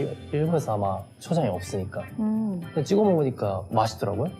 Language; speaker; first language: Korean; non-native, fluent; Japanese